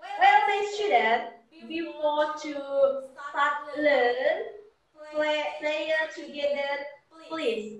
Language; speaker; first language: English; non-native, learner; Indonesian